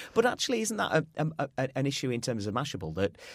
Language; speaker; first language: English; native; English